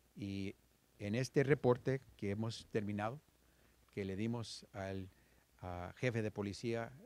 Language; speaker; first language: Spanish; early bilingual, heritage; Spanish